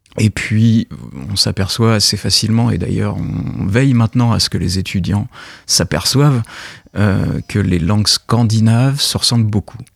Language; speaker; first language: French; native; French